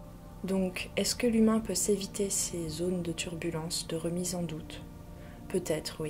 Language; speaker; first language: French; native; French